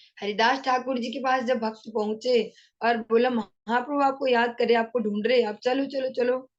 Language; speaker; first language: Hindi; non-native, local second language; Bangla